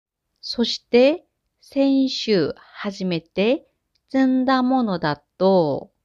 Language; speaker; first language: Japanese; non-native, fluent; Korean